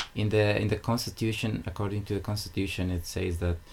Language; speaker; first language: English; non-native, fluent; Arabic